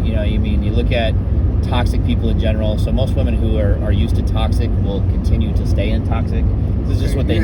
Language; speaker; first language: English; native; English